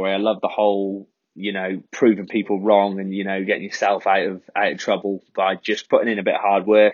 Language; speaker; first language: English; native; English